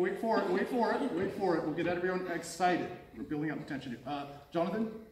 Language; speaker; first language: English; native; English